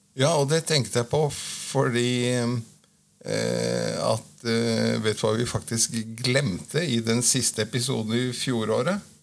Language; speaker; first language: Norwegian; native; Norwegian